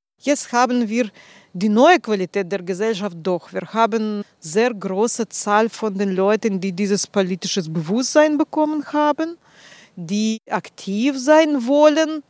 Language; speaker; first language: German; non-native, fluent; Russian